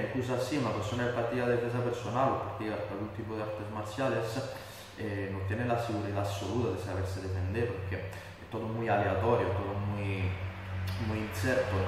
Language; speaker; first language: Spanish; non-native, fluent; Italian